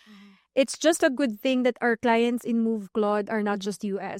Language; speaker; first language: English; non-native, local second language; Filipino